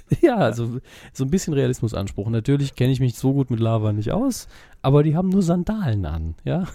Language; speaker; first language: German; native; German